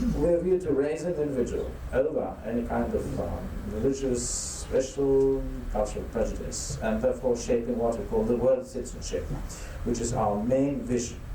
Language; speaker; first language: English; non-native, fluent; Greek